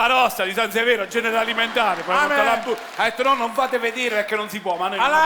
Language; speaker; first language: Italian; native; Italian